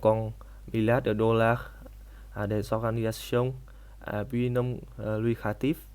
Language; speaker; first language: French; non-native, learner; Vietnamese